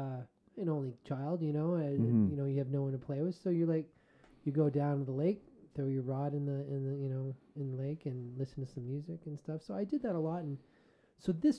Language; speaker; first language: English; native; English